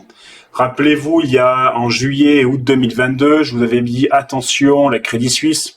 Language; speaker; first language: French; native; French